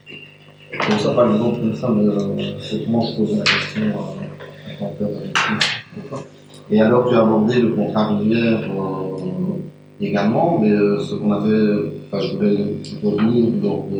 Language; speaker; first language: French; native; French